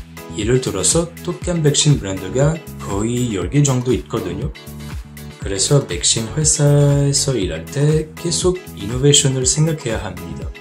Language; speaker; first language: Korean; non-native, fluent; French